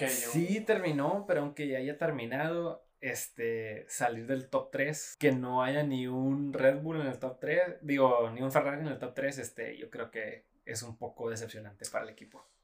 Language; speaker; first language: Spanish; native; Spanish